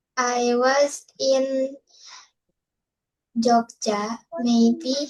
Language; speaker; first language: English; non-native, learner; Indonesian